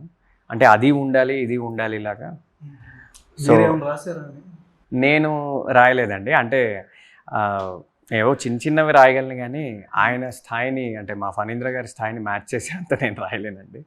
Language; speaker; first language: Telugu; native; Telugu